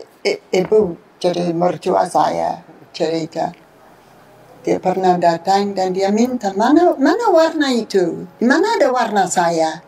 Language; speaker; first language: Indonesian; non-native, fluent; English